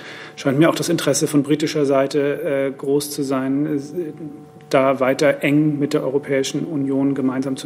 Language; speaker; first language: German; native; German